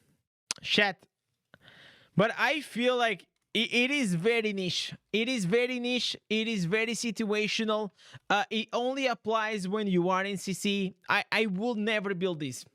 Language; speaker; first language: English; non-native, fluent; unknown